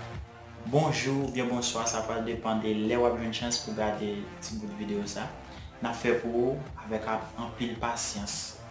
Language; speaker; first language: French; non-native, learner; Haitian Creole